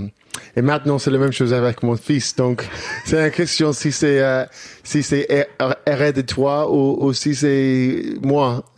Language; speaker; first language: French; non-native, learner; English